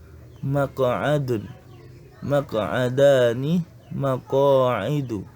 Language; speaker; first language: Arabic; non-native, fluent; Indonesian